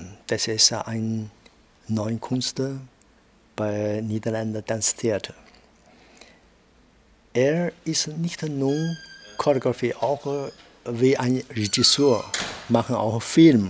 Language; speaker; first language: German; non-native, learner; Chinese